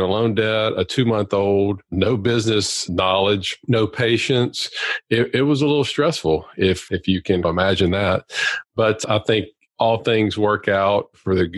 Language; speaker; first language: English; native; English